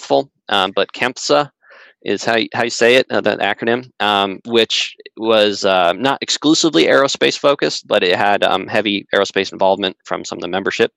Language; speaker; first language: English; native; English